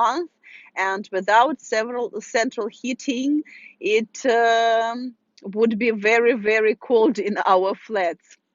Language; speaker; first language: English; non-native, fluent; Russian